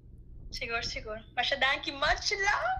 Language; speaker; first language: Dutch; non-native, local second language; Papiamento